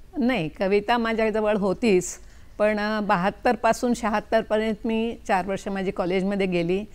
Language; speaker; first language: Marathi; non-native, local second language; Kannada